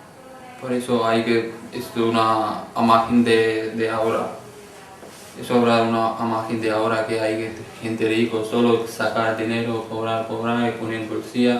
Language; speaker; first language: Spanish; non-native, learner; Punjabi